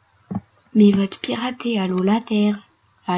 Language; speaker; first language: French; native; French